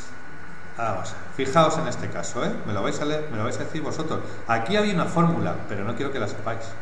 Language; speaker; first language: Spanish; native; Spanish